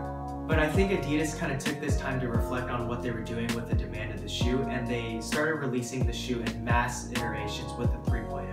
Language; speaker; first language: English; native; English